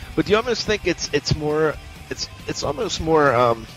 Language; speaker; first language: English; native; English